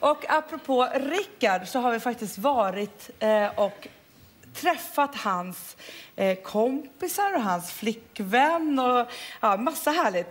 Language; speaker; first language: Swedish; native; Swedish